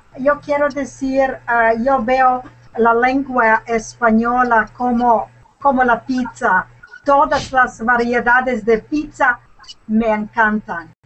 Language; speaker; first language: Spanish; non-native, learner; Serbian